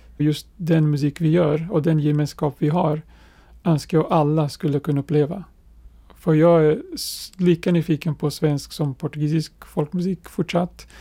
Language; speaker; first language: Swedish; non-native, fluent; Portuguese